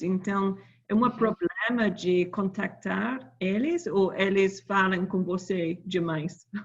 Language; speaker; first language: Portuguese; non-native, learner; English